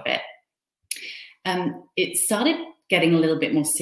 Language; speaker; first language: English; native; English